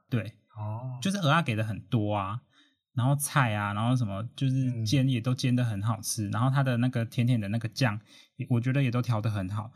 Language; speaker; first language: Chinese; native; Chinese